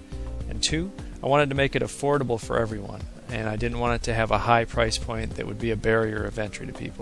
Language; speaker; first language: English; native; English